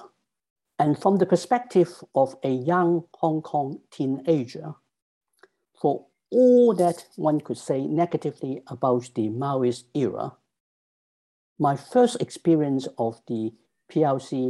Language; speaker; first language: English; non-native, local second language; Cantonese